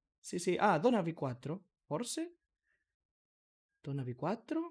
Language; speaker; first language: Italian; non-native, learner; Spanish